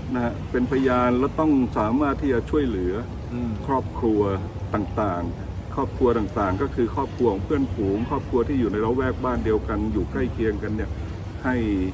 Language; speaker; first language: Thai; native; Thai